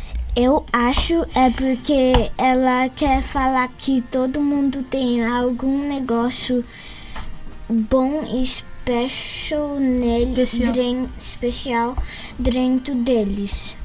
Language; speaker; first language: Portuguese; early bilingual, heritage; Portuguese